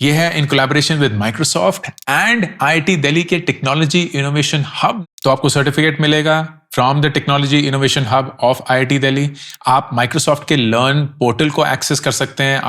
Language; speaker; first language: Hindi; native; Hindi